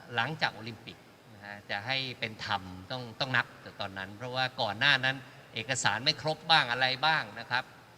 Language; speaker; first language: Thai; native; Thai